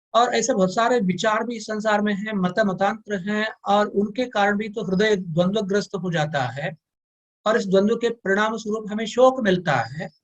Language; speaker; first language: Hindi; non-native, local second language; Kannada